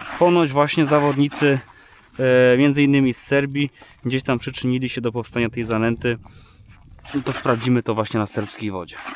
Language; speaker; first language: Polish; native; Polish